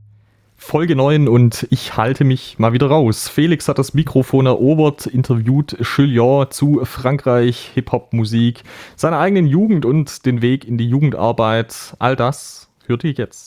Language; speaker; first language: German; native; German